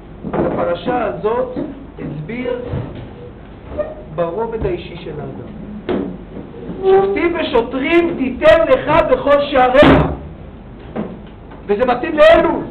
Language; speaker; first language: Hebrew; native; Hebrew